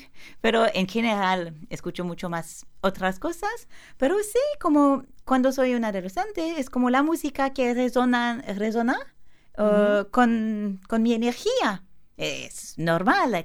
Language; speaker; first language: Spanish; non-native, learner; French